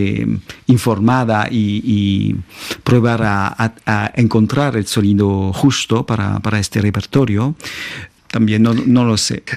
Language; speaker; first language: Spanish; non-native, fluent; French